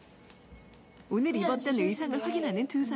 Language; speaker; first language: Korean; native; Korean